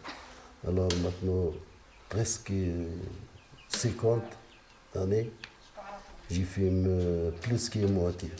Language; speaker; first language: French; non-native, learner; Arabic